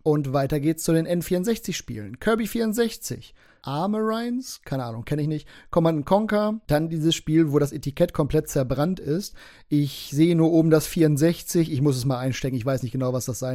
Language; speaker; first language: German; native; German